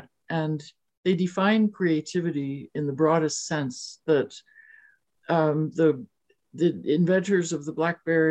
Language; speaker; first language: English; native; English